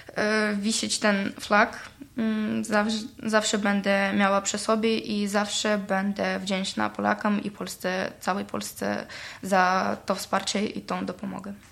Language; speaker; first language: Polish; non-native, learner; Ukrainian